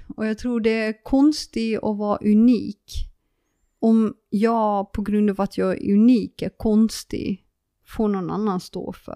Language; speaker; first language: Swedish; non-native, fluent; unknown